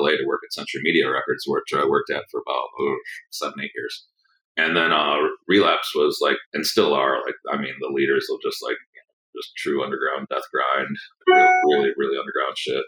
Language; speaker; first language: English; native; English